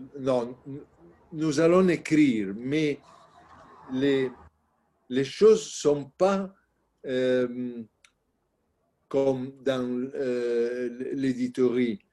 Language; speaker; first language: French; non-native, learner; Italian